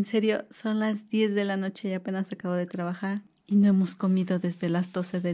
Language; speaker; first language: Spanish; native; Spanish